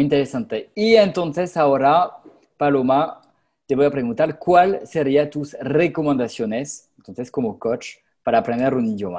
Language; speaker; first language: Spanish; non-native, fluent; French